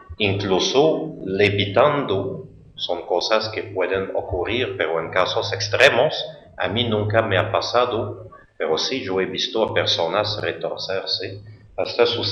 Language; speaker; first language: Spanish; non-native, fluent; French